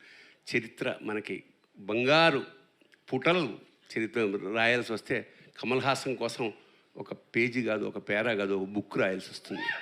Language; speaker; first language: Telugu; native; Telugu